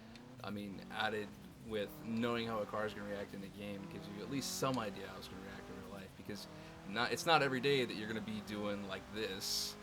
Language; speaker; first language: English; native; English